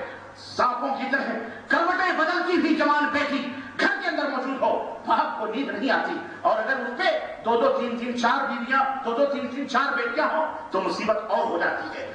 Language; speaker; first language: Urdu; native; Urdu